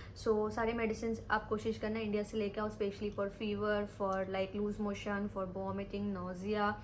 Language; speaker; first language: Hindi; native; Hindi